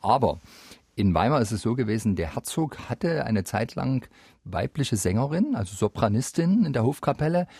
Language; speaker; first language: German; native; German